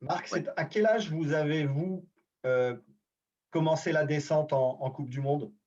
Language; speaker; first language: French; native; French